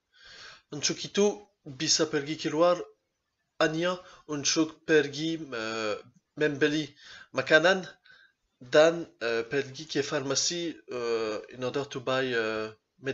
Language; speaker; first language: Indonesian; non-native, learner; French